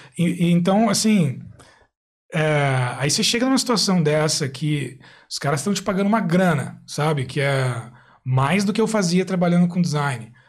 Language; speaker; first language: Portuguese; native; Portuguese